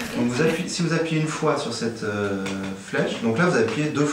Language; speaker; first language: French; native; French